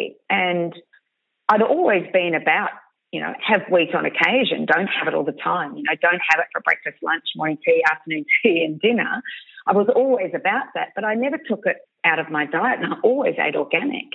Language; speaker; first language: English; native; English